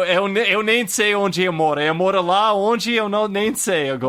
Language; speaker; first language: Portuguese; non-native, fluent; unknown